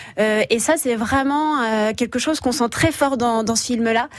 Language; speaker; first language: French; native; French